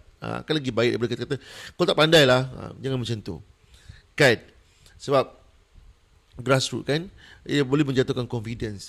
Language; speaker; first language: Malay; native; Malay